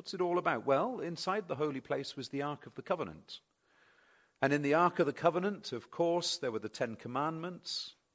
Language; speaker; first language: English; native; English